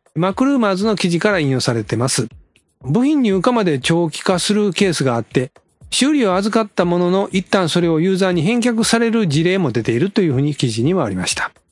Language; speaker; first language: Japanese; native; Japanese